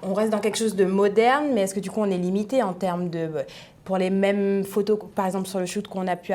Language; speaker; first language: French; native; French